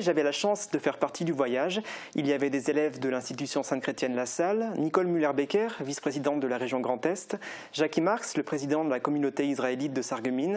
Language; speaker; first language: French; native; French